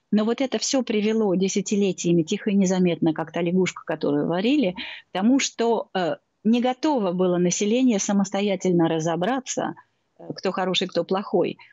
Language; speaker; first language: Russian; native; Russian